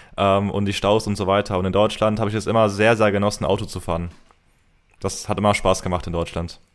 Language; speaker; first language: German; early bilingual, heritage; German